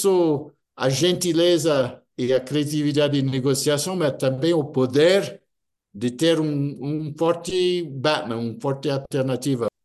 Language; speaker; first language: Portuguese; non-native, fluent; English